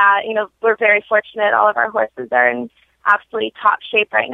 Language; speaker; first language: English; native; English